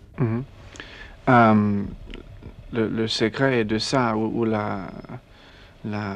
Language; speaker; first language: French; non-native, learner; English